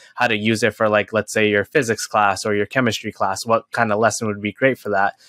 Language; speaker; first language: English; native; English